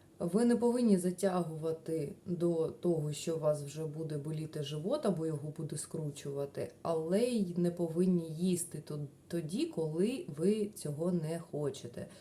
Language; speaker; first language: Ukrainian; non-native, local second language; Russian